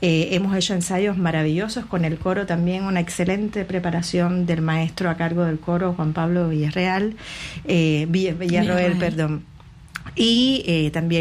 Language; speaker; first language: Spanish; native; Spanish